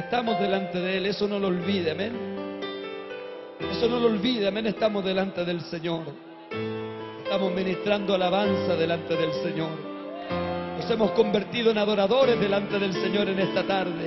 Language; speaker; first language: Spanish; native; Spanish